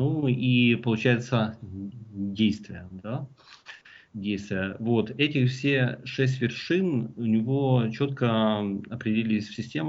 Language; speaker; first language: Russian; native; Russian